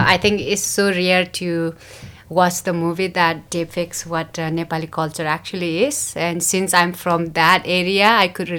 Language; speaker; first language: English; non-native, local second language; Nepali